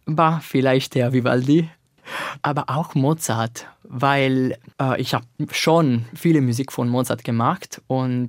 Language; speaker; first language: German; non-native, learner; Italian